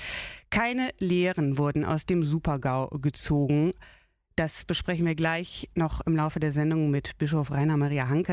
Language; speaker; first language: German; native; German